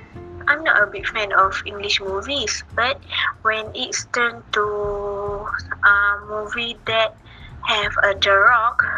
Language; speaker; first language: English; non-native, learner; Malay